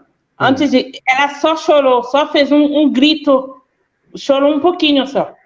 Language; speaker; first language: Portuguese; non-native, fluent; Haitian Creole